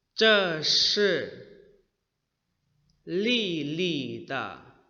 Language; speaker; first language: Chinese; non-native, fluent; Indonesian